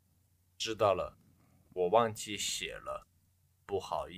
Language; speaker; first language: Chinese; non-native, learner; English